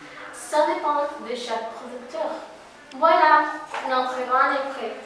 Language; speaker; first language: French; non-native, learner; Spanish